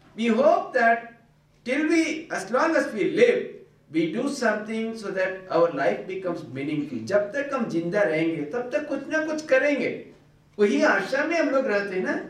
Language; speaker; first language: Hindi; non-native, local second language; Bangla